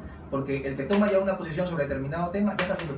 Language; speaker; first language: Spanish; native; Spanish